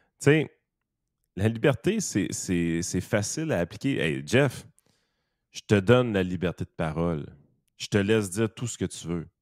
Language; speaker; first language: French; native; French